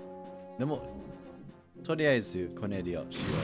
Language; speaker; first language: Japanese; non-native, learner; English